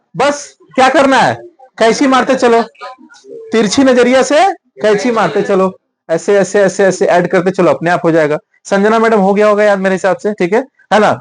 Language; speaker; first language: Hindi; native; Hindi